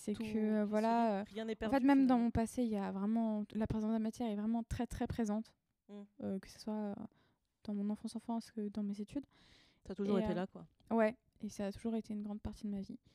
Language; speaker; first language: French; native; French